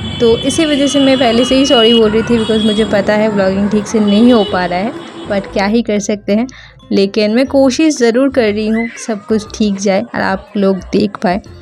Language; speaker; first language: Hindi; non-native, local second language; Bangla